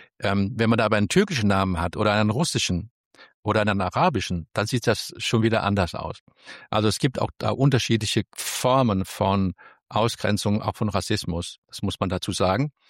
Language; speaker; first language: German; early bilingual, other home language; Spanish